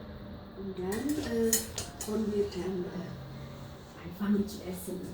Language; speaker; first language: German; non-native, fluent; Javanese